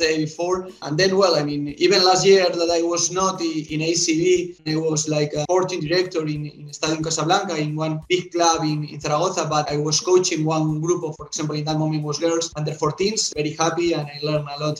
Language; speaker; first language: English; non-native, fluent; Spanish